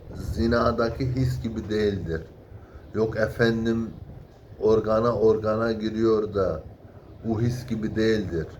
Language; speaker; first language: Turkish; early bilingual, heritage; Turkish